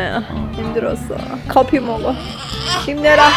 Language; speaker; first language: Korean; non-native, learner; Persian